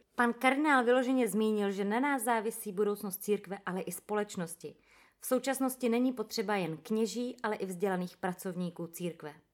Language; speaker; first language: Czech; native; Czech